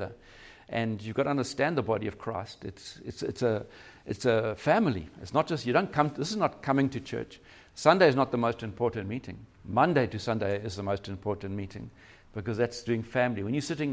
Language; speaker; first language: English; native; English